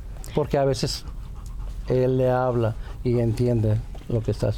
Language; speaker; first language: Spanish; early bilingual, heritage; Spanish